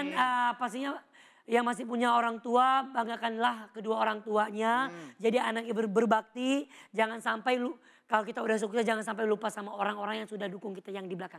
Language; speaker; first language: Indonesian; non-native, fluent; Thai